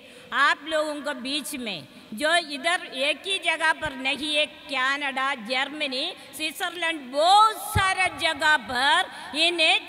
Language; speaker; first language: Hindi; non-native, local second language; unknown